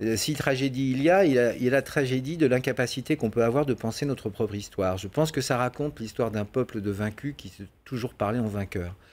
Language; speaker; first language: French; native; French